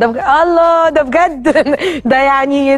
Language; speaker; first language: Arabic; native; Arabic